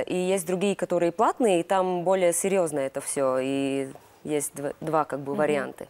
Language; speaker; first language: Russian; non-native, local second language; Latvian